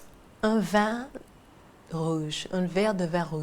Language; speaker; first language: French; non-native, learner; English